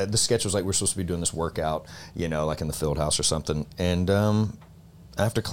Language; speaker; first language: English; native; English